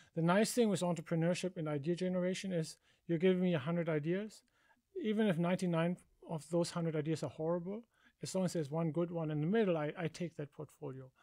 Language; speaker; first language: English; non-native, fluent; German